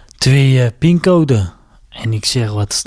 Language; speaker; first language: Dutch; non-native, learner; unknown